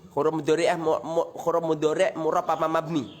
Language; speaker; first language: Arabic; non-native, fluent; Indonesian